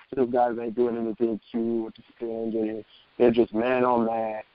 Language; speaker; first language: English; native; English